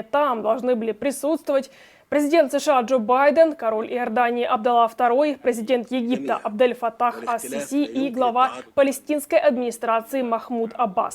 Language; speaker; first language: Russian; native; Russian